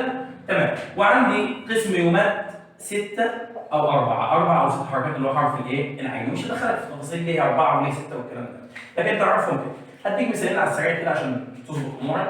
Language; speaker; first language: Arabic; native; Arabic